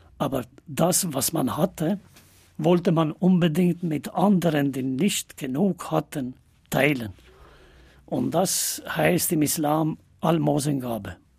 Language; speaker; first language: German; non-native, fluent; Albanian